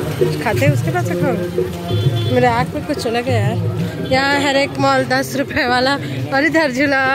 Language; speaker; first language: Hindi; native; Hindi